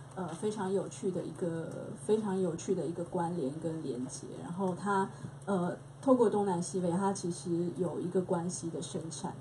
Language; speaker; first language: Chinese; native; Chinese